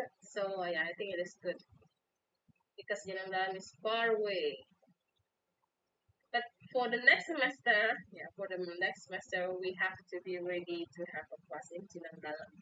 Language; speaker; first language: English; non-native, fluent; Indonesian